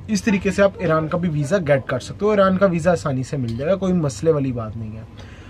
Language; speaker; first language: Urdu; non-native, local second language; Punjabi